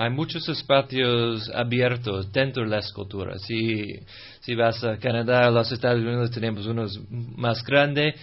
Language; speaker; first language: Spanish; non-native, fluent; English